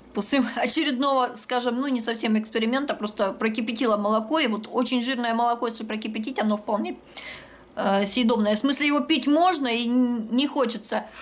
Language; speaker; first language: Russian; native; Russian